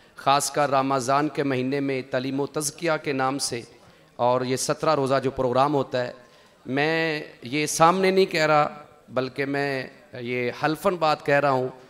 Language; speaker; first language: Urdu; non-native, local second language; Punjabi